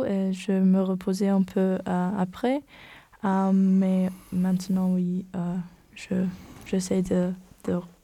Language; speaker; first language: French; non-native, learner; German